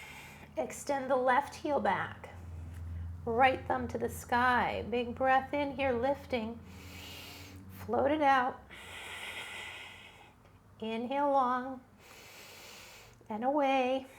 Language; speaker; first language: English; native; English